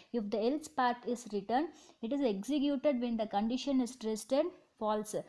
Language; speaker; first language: English; non-native, local second language; Tamil